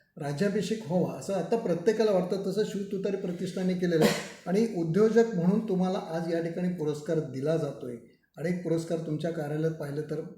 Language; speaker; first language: Marathi; native; Marathi